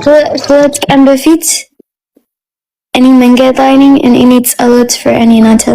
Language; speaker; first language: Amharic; non-native, learner; English